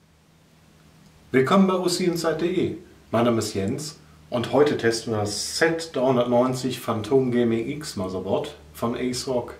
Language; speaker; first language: German; native; German